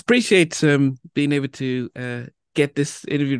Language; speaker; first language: English; native; English